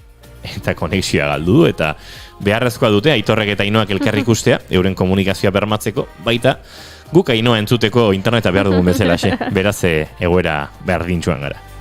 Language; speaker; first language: Basque; native; Basque